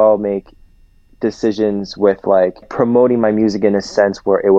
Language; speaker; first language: English; native; English